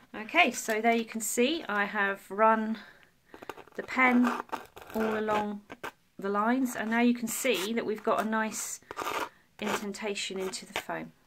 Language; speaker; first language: English; native; English